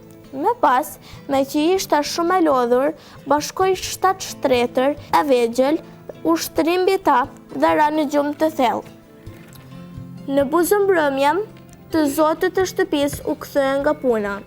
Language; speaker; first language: Albanian; native; Albanian